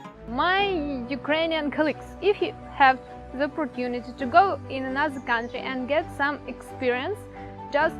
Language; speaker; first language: English; non-native, learner; Ukrainian